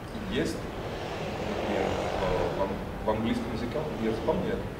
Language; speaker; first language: Russian; non-native, fluent; Portuguese